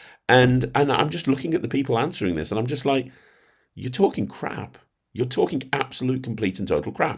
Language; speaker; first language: English; native; English